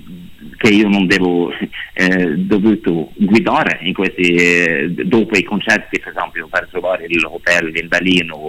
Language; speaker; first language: Italian; non-native, learner; Norwegian